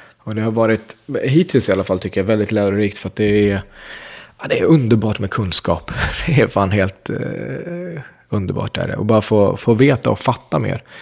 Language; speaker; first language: Swedish; early bilingual, other home language; Central Kurdish